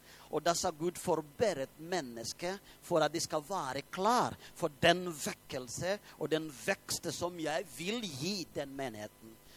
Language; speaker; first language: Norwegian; non-native, fluent; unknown